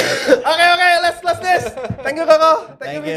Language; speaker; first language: English; non-native, learner; Indonesian